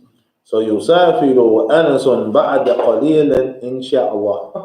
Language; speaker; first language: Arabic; non-native, fluent; English